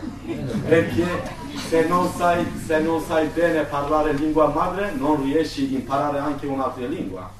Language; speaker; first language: Italian; non-native, learner; Turkish